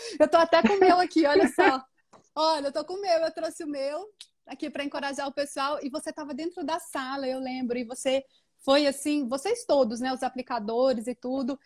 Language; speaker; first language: Portuguese; native; Portuguese